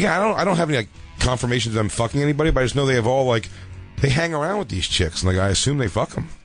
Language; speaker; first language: English; native; English